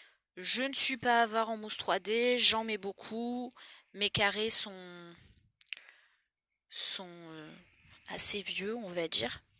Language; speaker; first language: French; native; French